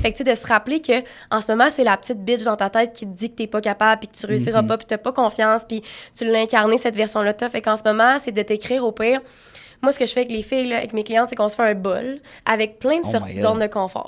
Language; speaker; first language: French; native; French